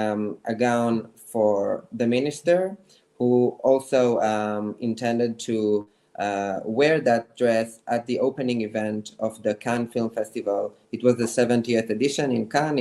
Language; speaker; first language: English; non-native, fluent; Hebrew